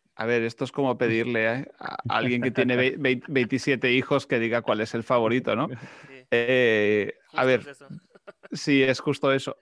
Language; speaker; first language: Spanish; native; Spanish